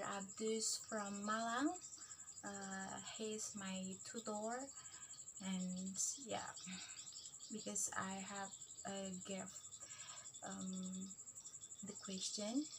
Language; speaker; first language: English; non-native, learner; Indonesian